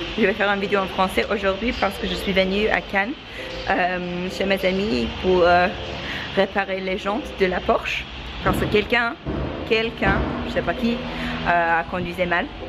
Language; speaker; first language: French; non-native, learner; English